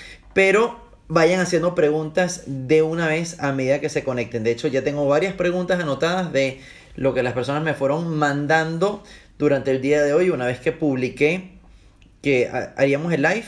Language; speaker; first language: Spanish; native; Spanish